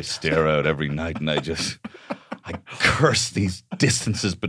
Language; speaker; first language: English; native; English